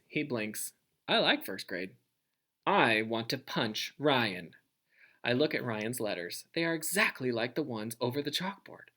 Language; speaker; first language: English; native; English